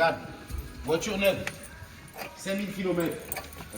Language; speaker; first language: French; native; French